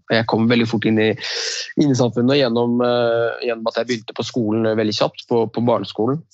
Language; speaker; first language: Norwegian; early bilingual, other home language; Riffian